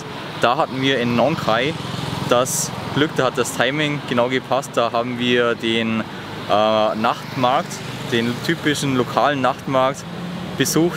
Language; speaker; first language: German; native; German